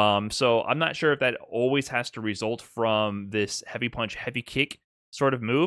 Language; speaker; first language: English; native; English